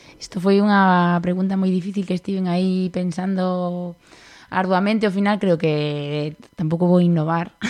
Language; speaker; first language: Galician; non-native, local second language; Spanish